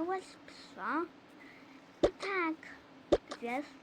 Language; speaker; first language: Polish; early bilingual, heritage; Polish